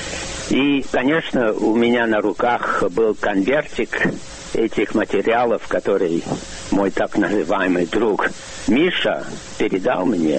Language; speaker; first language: Russian; non-native, fluent; English